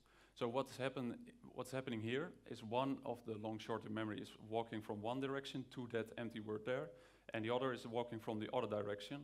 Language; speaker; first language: English; non-native, fluent; Dutch